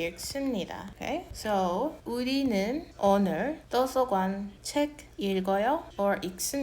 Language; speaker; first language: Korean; non-native, fluent; English